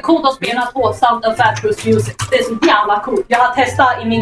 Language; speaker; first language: Swedish; non-native, learner; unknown